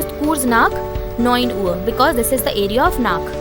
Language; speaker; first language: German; non-native, fluent; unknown